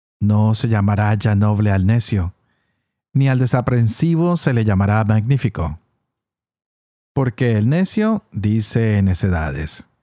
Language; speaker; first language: Spanish; native; Spanish